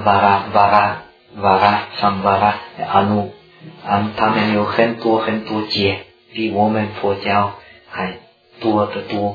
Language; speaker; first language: Chinese; non-native, fluent; Czech